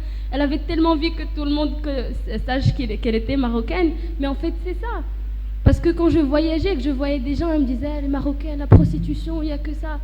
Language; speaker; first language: French; non-native, local second language; Arabic